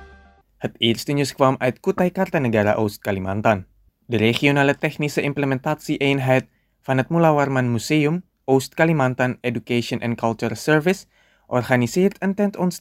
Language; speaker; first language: Dutch; non-native, fluent; Indonesian